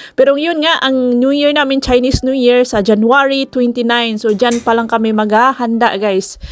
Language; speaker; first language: Filipino; non-native, local second language; Cebuano